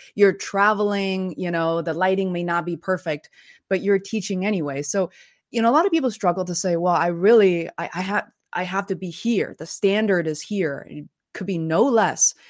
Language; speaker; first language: English; non-native, fluent; Chinese